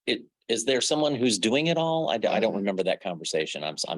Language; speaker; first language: English; native; English